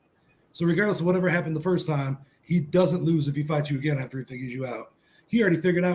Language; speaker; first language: English; native; English